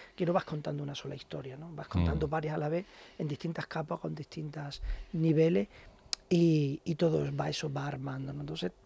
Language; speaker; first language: Spanish; native; Spanish